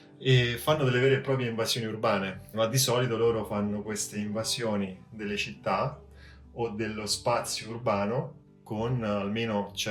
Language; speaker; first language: Italian; native; Italian